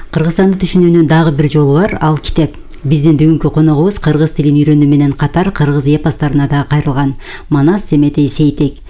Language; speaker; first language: Kyrgyz; native; Kyrgyz